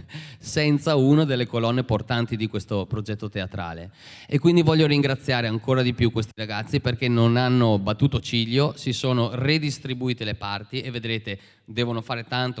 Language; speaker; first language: Italian; native; Italian